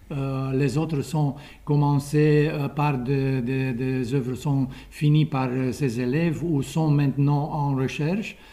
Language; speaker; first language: French; non-native, fluent; Romanian